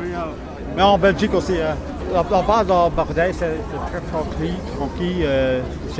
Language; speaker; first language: French; non-native, local second language; Dutch